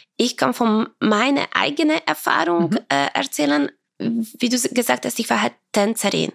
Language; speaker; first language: German; non-native, fluent; Croatian